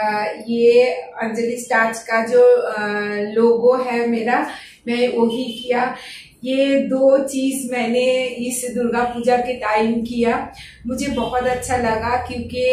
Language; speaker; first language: Hindi; non-native, local second language; Bangla